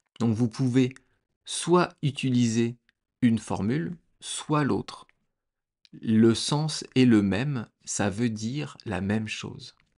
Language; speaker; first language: French; native; French